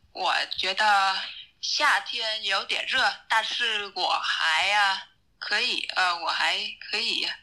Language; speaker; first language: Chinese; non-native, learner; Vietnamese